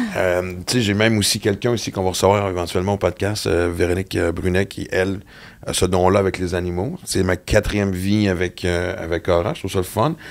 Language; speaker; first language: French; native; French